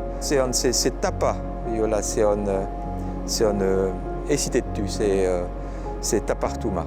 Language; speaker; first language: Finnish; non-native, fluent; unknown